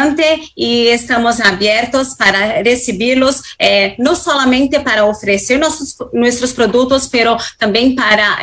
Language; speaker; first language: Spanish; non-native, fluent; Portuguese